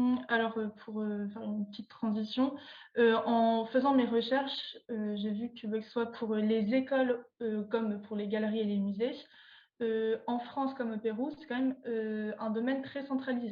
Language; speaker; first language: French; native; French